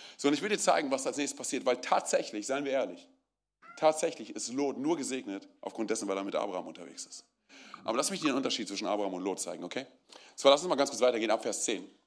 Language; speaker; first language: German; early bilingual, other home language; Romanian